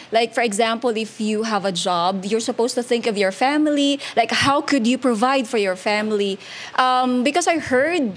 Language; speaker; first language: English; non-native, local second language; Hiligaynon